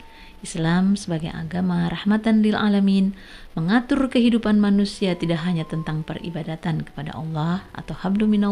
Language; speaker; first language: Indonesian; native; Indonesian